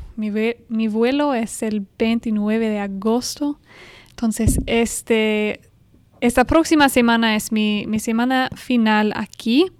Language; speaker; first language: Spanish; non-native, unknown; English